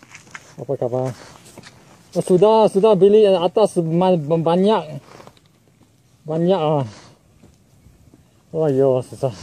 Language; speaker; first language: Indonesian; non-native, learner; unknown